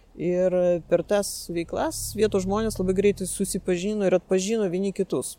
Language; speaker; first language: Lithuanian; non-native, local second language; Russian